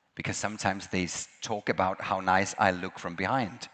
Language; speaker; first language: English; non-native, fluent; Danish